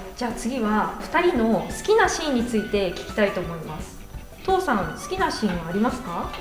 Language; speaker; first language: Japanese; native; Japanese